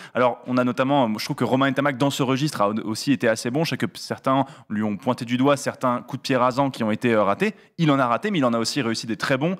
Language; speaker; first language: French; native; French